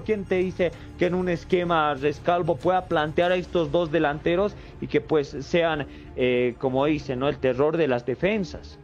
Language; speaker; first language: Spanish; native; Spanish